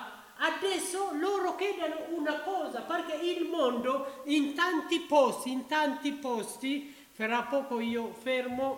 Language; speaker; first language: Italian; non-native, learner; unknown